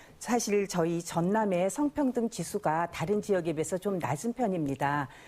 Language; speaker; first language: Korean; native; Korean